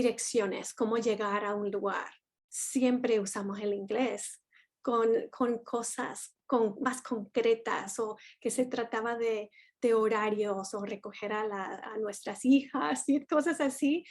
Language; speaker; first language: Spanish; non-native, fluent; English